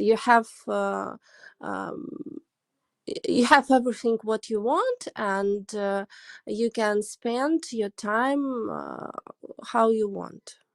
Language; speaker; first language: English; non-native, learner; Russian